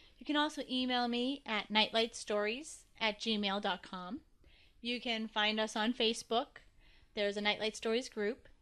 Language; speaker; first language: English; native; English